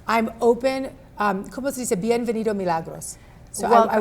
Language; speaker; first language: Spanish; non-native, learner; English